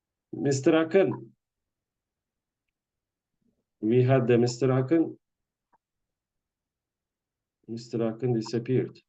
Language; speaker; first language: Turkish; native; Turkish